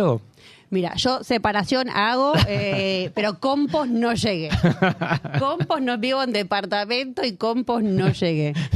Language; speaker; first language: Spanish; native; Spanish